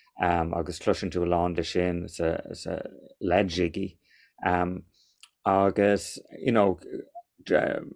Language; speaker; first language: Irish; non-native, local second language; English